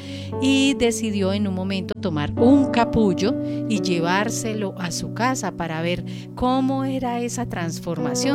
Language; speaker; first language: Spanish; native; Spanish